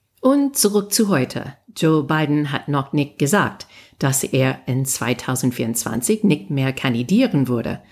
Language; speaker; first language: German; non-native, fluent; English